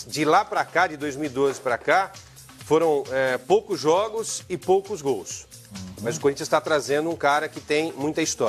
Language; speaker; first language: Portuguese; native; Portuguese